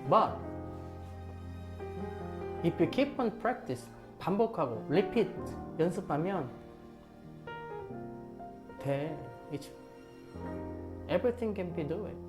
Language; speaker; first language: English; non-native, fluent; Korean